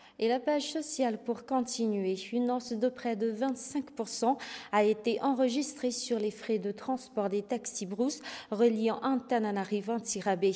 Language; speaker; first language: French; non-native, local second language; Malagasy